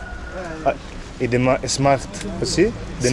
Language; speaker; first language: French; non-native, learner; Spanish